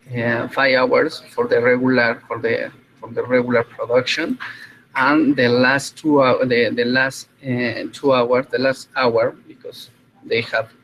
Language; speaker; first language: English; non-native, fluent; Spanish